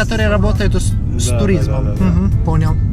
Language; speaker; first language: Russian; non-native, fluent; Italian